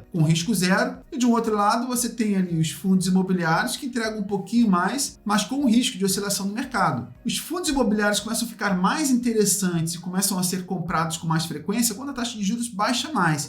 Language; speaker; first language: Portuguese; native; Portuguese